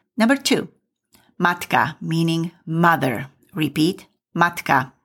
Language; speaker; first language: English; non-native, fluent; Slovak